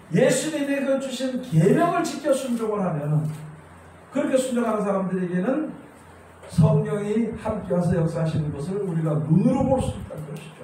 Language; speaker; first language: Korean; native; Korean